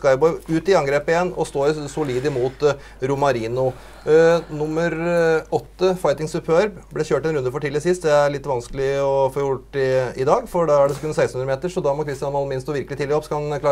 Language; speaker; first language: Norwegian; native; Norwegian